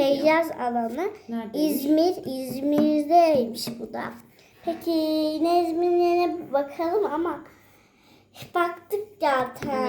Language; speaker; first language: Turkish; native; Turkish